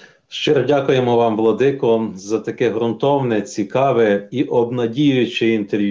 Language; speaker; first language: Ukrainian; native; Ukrainian